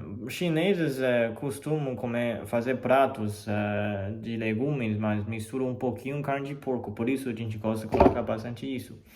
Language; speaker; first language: Portuguese; non-native, fluent; Chinese